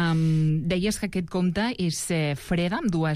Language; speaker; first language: Catalan; native; Catalan